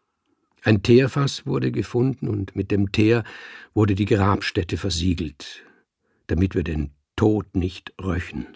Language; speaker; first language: German; native; German